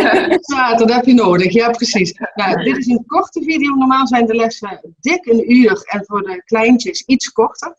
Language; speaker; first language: Dutch; native; Dutch